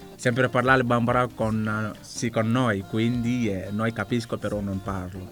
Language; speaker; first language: Italian; non-native, learner; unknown